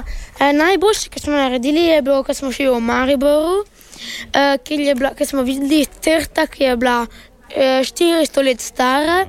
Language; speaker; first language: Slovenian; early bilingual, heritage; Italian